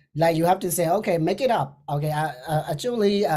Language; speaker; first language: English; non-native, fluent; Burmese